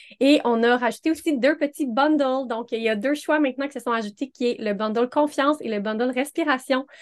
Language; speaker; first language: French; native; French